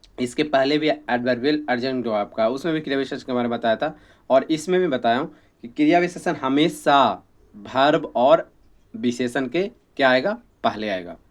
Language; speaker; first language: Hindi; native; Hindi